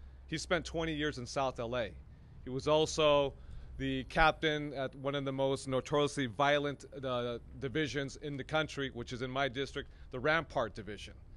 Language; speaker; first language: English; early bilingual, other home language; Spanish